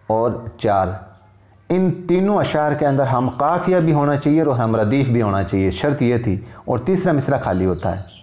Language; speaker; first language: Urdu; native; Urdu